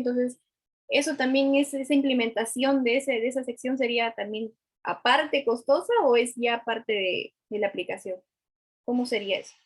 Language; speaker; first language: Spanish; native; Spanish